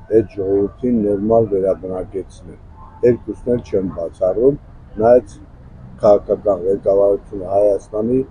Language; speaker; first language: Armenian; native; Armenian